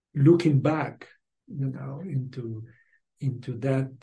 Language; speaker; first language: English; non-native, fluent; Spanish